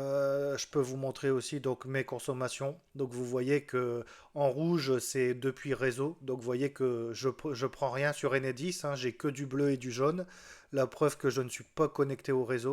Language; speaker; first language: French; native; French